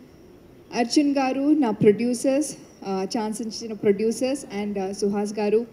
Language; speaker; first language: Telugu; non-native, learner; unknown